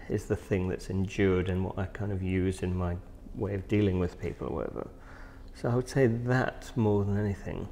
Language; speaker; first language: English; native; English